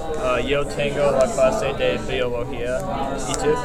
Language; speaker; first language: Spanish; non-native, learner; English